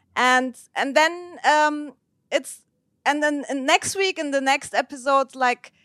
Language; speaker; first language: English; non-native, fluent; Turkish